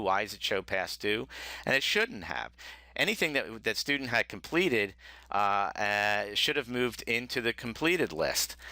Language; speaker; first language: English; native; English